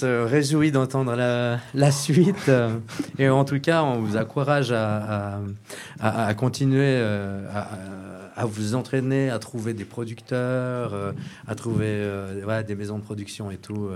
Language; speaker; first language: French; native; French